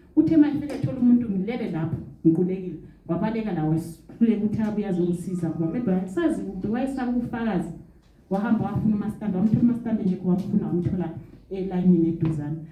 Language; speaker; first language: Zulu; non-native, local second language; Xhosa